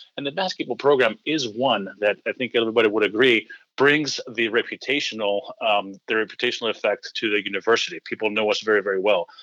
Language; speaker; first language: English; early bilingual, heritage; Greek